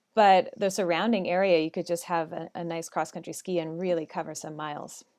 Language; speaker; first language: English; native; English